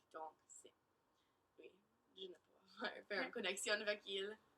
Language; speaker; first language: French; non-native, learner; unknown